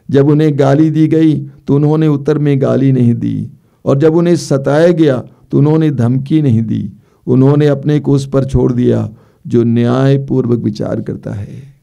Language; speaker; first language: Hindi; native; Hindi